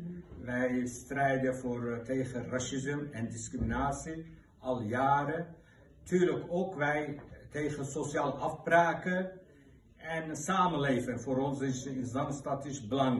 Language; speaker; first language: Dutch; non-native, local second language; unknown